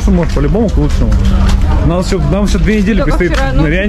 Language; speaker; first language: Russian; native; Russian